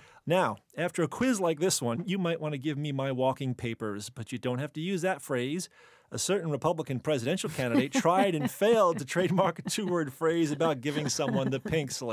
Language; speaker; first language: English; native; English